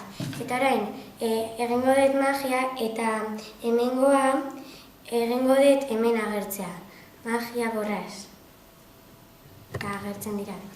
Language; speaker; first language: Basque; non-native, learner; Spanish